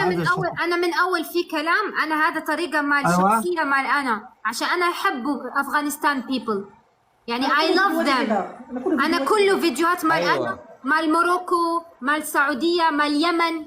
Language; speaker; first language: Arabic; non-native, learner; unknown